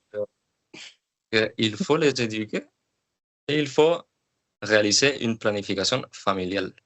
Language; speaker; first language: French; non-native, learner; Spanish